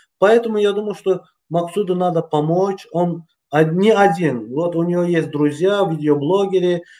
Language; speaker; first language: Russian; non-native, local second language; Azerbaijani